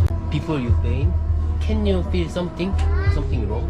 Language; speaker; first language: English; non-native, learner; Korean